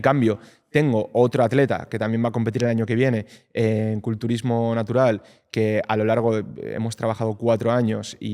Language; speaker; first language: Spanish; native; Spanish